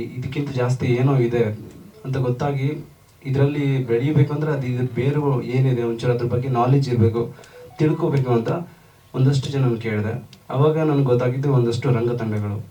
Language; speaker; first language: Kannada; native; Kannada